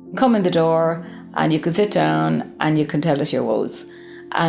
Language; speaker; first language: English; native; English